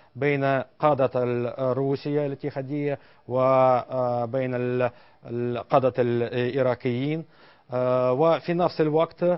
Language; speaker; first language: Arabic; non-native, fluent; Russian